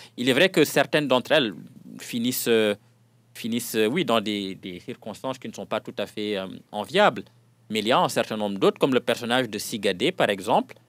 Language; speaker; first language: French; non-native, local second language; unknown